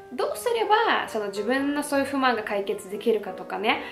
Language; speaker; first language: Japanese; non-native, fluent; Russian